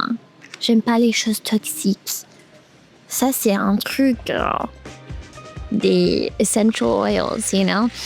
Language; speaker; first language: French; early bilingual, heritage; French